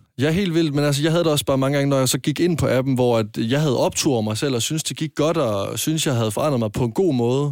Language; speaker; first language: Danish; native; Danish